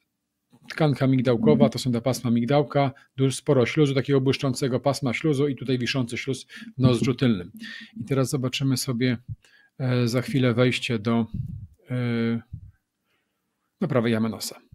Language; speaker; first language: Polish; native; Polish